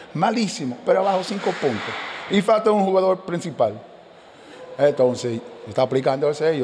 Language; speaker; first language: Spanish; non-native, learner; English